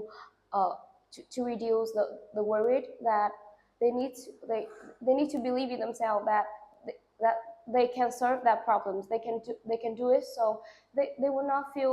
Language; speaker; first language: English; non-native, learner; Vietnamese